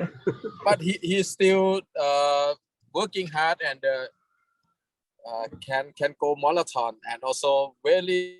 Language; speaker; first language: English; non-native, fluent; Thai